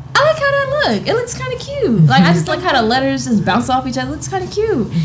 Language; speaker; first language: English; native; English